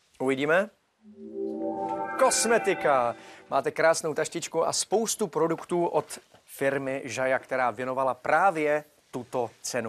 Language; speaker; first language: Czech; native; Czech